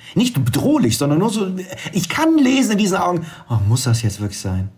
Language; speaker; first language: German; native; German